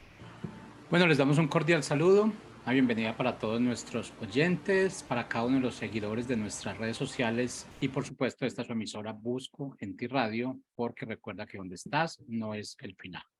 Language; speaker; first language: Spanish; native; Spanish